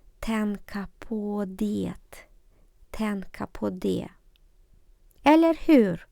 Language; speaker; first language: Swedish; non-native, fluent; Ukrainian